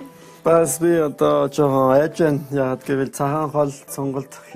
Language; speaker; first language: Mongolian; non-native, learner; French